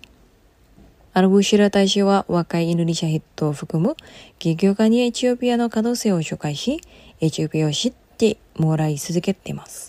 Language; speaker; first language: Japanese; non-native, fluent; Indonesian